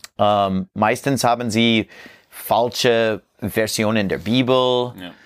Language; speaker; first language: German; non-native, learner; English